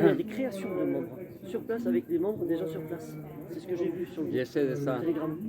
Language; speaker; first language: French; native; French